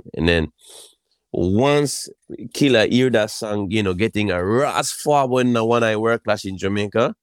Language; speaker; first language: English; non-native, fluent; Japanese